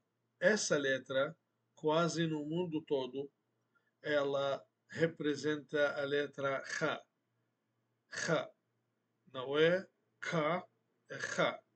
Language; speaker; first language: Portuguese; non-native, fluent; Arabic